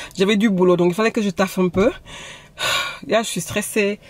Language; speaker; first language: French; non-native, local second language; Wolof